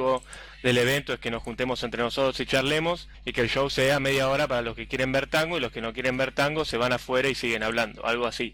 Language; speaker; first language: Spanish; native; Spanish